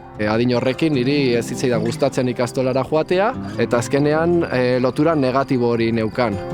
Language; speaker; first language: Basque; non-native, local second language; Spanish